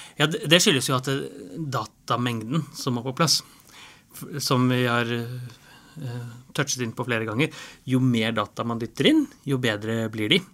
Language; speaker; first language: Norwegian; native; Norwegian